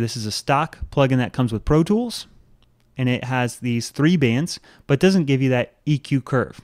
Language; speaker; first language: English; native; English